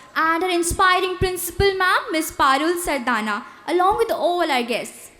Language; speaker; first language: English; non-native, local second language; Hindi